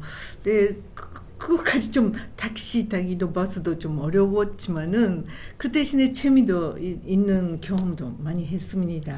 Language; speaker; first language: Korean; non-native, fluent; Japanese